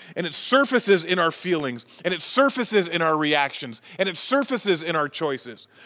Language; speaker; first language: English; native; English